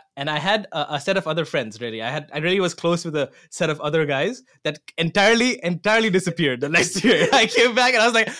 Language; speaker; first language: English; non-native, local second language; Assamese